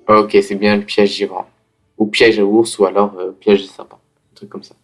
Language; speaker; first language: French; native; French